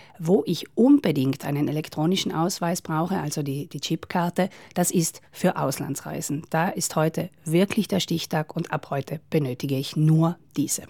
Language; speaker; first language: German; native; German